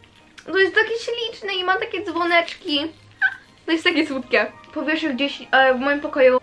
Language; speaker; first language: Polish; early bilingual, heritage; Polish